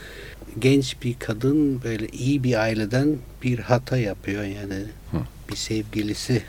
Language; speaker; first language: Turkish; non-native, fluent; Italian